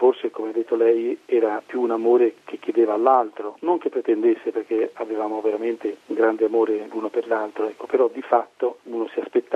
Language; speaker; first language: Italian; native; Italian